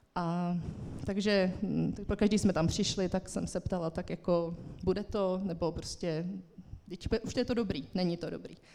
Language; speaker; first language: Czech; native; Czech